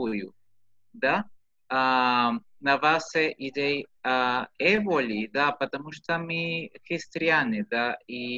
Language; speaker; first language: Russian; non-native, learner; Spanish